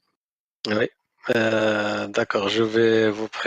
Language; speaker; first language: French; non-native, local second language; Arabic